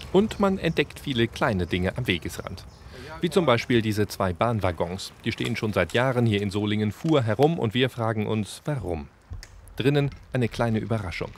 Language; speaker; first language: German; native; German